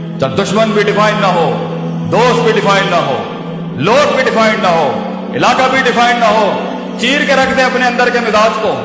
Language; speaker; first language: Urdu; non-native, local second language; Punjabi